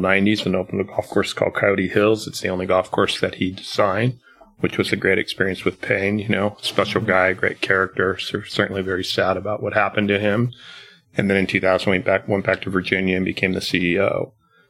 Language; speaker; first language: English; native; English